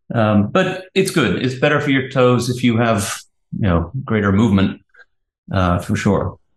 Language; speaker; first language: English; native; English